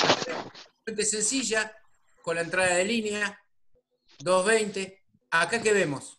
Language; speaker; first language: Spanish; native; Spanish